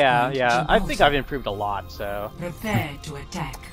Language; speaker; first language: English; native; English